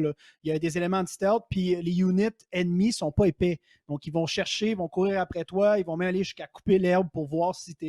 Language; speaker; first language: French; native; French